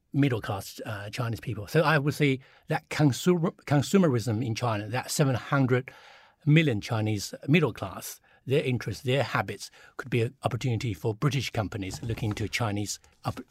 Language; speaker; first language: English; early bilingual, other home language; Chinese